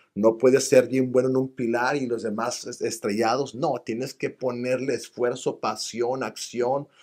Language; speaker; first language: Spanish; early bilingual, other home language; English